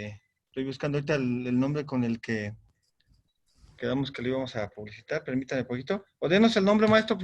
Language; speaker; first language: Spanish; native; Spanish